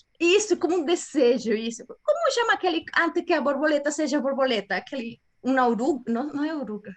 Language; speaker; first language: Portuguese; non-native, fluent; Spanish